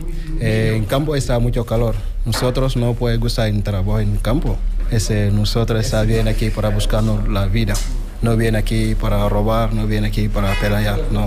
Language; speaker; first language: Spanish; non-native, learner; Wolof